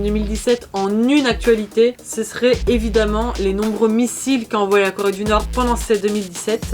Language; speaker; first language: French; native; French